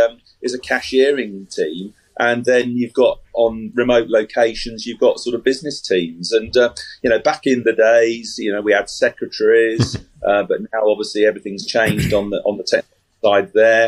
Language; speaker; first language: English; native; English